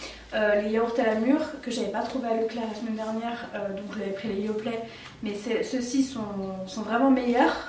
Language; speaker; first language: French; native; French